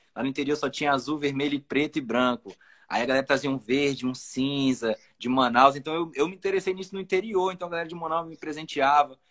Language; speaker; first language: Portuguese; native; Portuguese